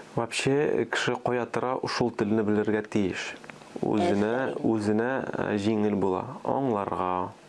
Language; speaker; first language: Tatar; early bilingual, other home language; Armenian